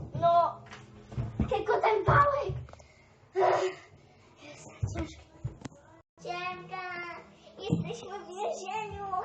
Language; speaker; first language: Polish; early bilingual, heritage; Polish